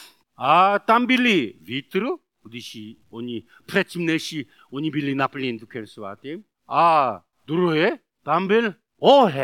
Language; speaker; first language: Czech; non-native, learner; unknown